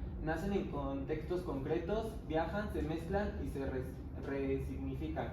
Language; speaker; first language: Spanish; native; Spanish